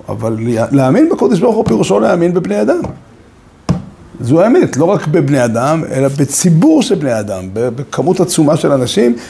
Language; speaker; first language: Hebrew; native; Hebrew